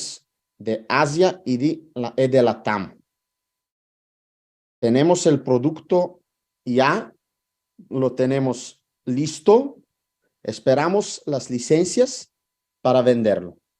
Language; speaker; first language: Spanish; non-native, fluent; Italian